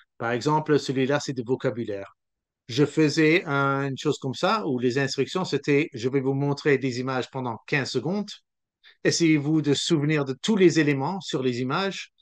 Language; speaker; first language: French; non-native, local second language; English